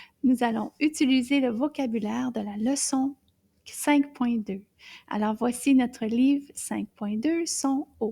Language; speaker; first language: French; non-native, fluent; English